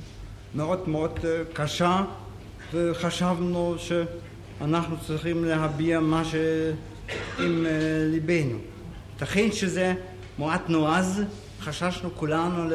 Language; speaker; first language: Hebrew; non-native, fluent; German